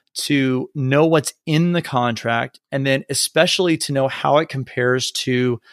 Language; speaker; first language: English; native; English